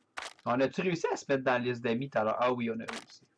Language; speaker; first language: French; native; French